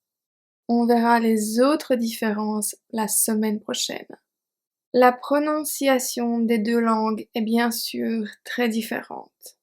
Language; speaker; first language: French; native; French